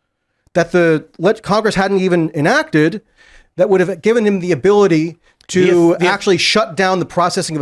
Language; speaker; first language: English; native; English